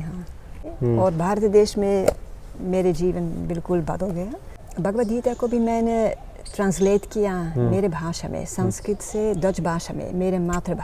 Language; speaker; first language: Hindi; non-native, learner; Dutch